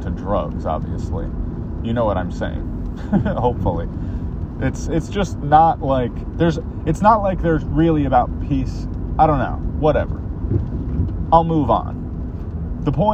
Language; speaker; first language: English; native; English